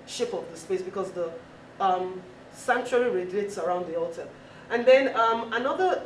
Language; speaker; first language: English; non-native, local second language; Yoruba